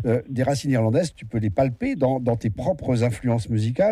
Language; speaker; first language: French; native; French